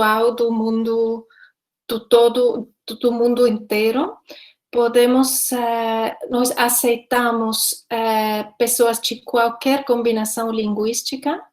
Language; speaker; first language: Portuguese; non-native, fluent; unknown